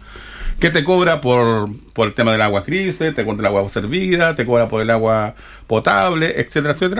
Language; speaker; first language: Spanish; native; Spanish